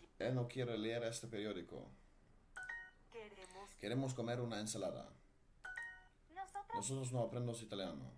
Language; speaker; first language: Spanish; non-native, learner; Dutch